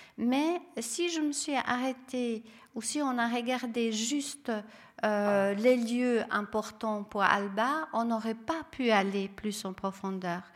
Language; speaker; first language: French; non-native, fluent; Serbian